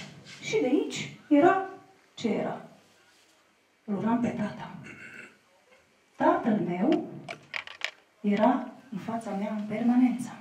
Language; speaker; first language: Romanian; native; Romanian